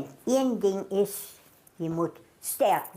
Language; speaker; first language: Afrikaans; non-native, local second language; German